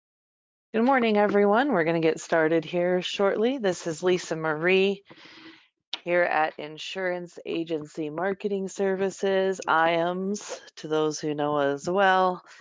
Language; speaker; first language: English; native; English